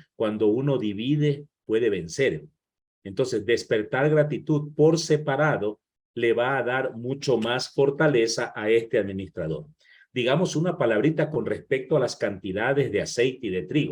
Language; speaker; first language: Spanish; native; Spanish